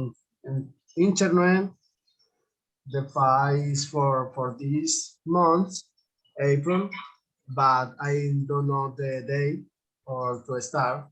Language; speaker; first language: English; non-native, learner; Spanish